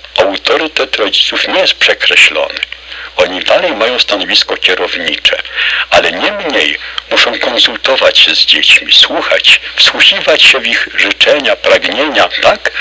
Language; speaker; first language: Polish; native; Polish